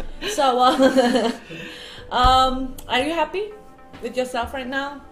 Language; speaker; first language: English; non-native, fluent; Indonesian